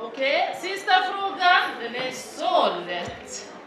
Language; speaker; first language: Swedish; non-native, fluent; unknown